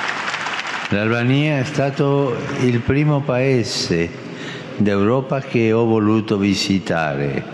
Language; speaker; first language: Italian; non-native, fluent; Spanish